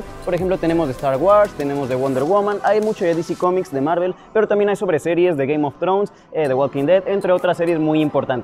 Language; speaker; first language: Spanish; native; Spanish